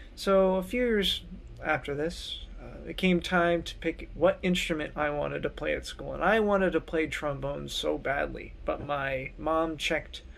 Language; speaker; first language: English; native; English